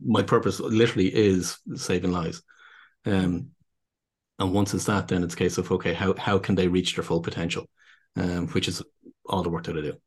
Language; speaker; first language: English; native; English